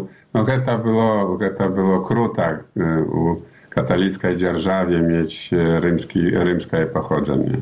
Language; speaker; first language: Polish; non-native, learner; Belarusian